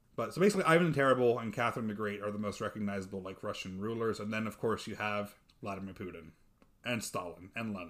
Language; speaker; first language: English; native; English